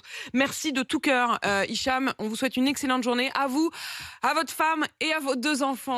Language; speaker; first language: French; native; French